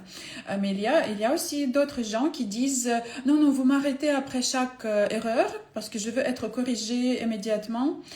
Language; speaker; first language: French; non-native, fluent; Ukrainian